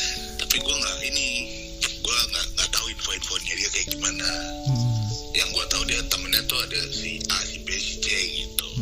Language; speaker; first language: Indonesian; native; Indonesian